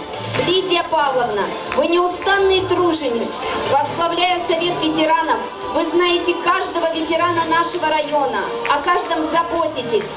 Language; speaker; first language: Russian; native; Russian